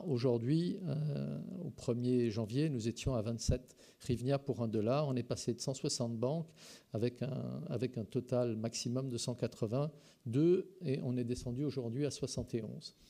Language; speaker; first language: French; native; French